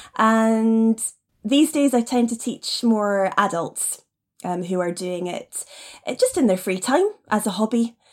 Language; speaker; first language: English; native; English